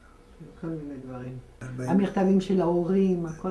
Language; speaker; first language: Hebrew; non-native, fluent; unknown